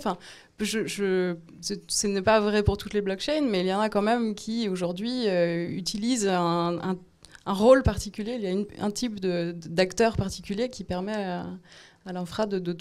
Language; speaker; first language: French; native; French